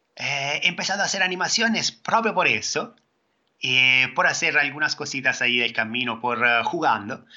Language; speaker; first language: Spanish; non-native, fluent; Italian